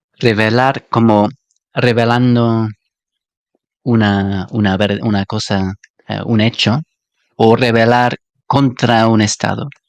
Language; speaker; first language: Spanish; non-native, fluent; English